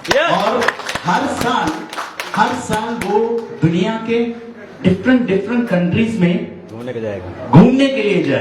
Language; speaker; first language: Hindi; non-native, fluent; Bangla